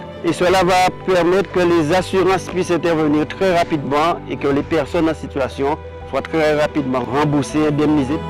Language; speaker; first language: French; native; French